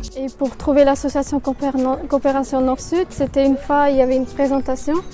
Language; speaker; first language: French; non-native, fluent; Persian